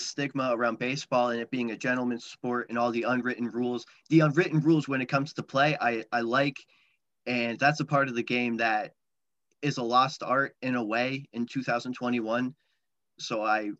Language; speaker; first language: English; native; English